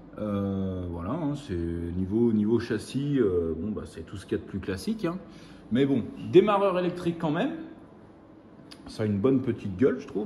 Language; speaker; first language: French; native; French